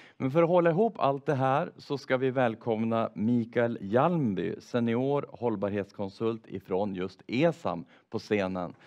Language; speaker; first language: Swedish; native; Swedish